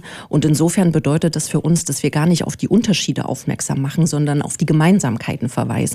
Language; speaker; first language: German; native; German